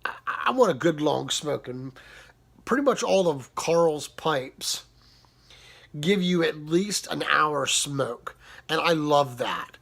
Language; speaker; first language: English; native; English